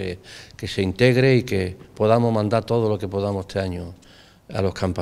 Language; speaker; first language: Spanish; native; Spanish